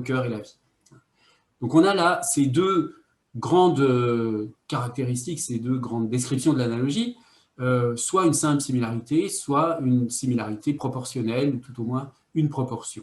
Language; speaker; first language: French; native; French